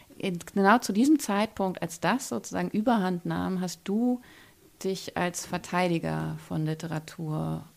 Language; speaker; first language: German; native; German